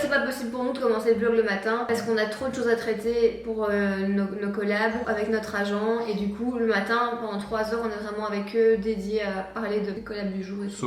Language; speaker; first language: French; native; French